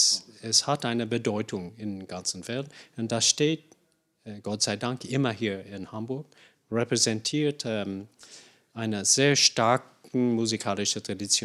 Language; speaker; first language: German; non-native, fluent; English